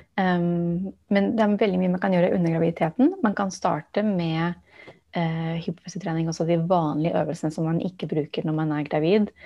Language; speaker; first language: Norwegian; non-native, fluent; English